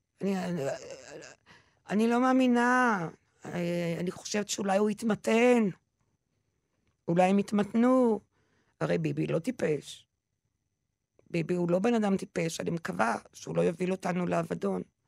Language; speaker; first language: Hebrew; non-native, local second language; French